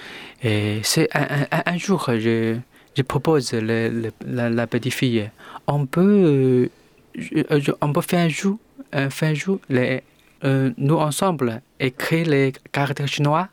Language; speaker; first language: French; non-native, learner; Chinese